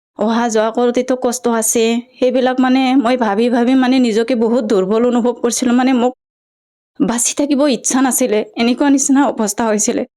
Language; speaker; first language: Assamese; non-native, local second language; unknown